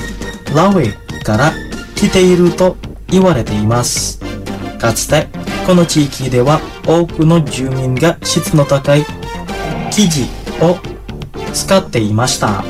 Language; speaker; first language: Japanese; non-native, fluent; Indonesian